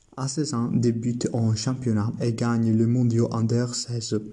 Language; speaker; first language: French; non-native, learner; Italian